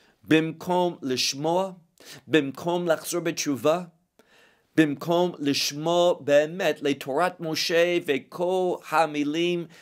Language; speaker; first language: Hebrew; non-native, fluent; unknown